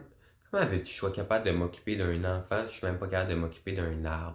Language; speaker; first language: French; native; French